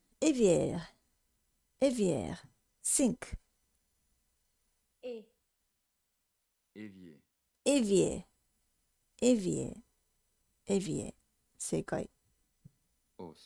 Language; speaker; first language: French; non-native, learner; Japanese